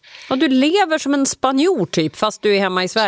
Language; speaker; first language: Swedish; native; Swedish